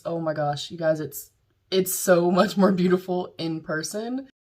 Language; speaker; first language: English; native; English